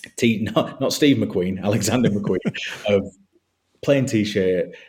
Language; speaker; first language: English; native; English